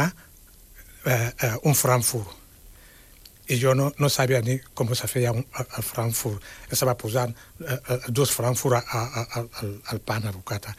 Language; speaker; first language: Catalan; non-native, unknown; Wolof